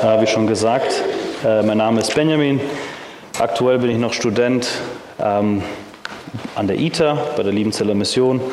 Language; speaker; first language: German; early bilingual, heritage; German